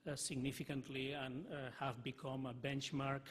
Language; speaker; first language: English; non-native, fluent; Catalan